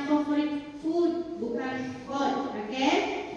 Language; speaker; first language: English; non-native, learner; Indonesian